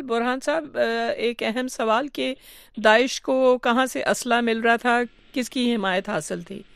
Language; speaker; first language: Urdu; native; Urdu